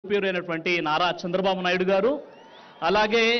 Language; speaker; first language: Telugu; native; Telugu